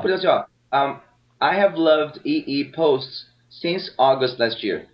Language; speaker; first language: English; non-native, fluent; Portuguese